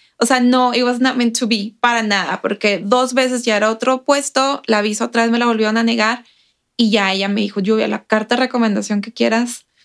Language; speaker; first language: Spanish; native; Spanish